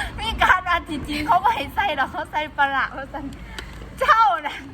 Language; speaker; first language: Thai; non-native, local second language; Northeastern Thai